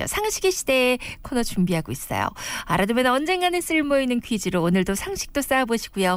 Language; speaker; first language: Korean; native; Korean